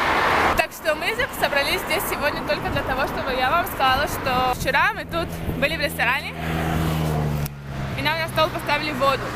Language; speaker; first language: Russian; early bilingual, heritage; Russian